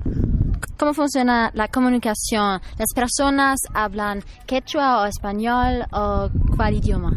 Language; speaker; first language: Spanish; non-native, learner; German